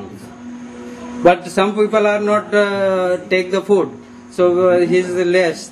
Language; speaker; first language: English; non-native, learner; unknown